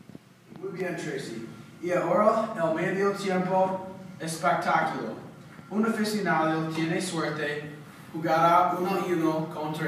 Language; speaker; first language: Spanish; non-native, learner; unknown